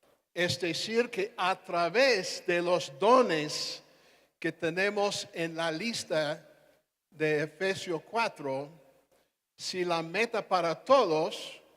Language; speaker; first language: Spanish; non-native, fluent; English